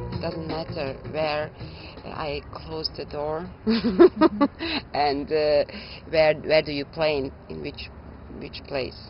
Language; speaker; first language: English; non-native, fluent; Hungarian